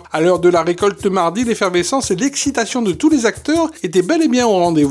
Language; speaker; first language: French; native; French